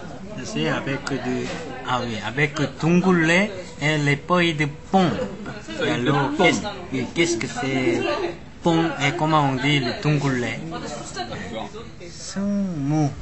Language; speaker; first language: French; non-native, learner; Korean